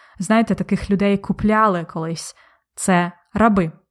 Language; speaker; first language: Ukrainian; native; Ukrainian